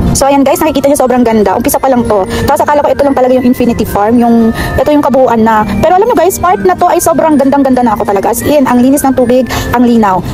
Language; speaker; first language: Filipino; non-native, local second language; Cebuano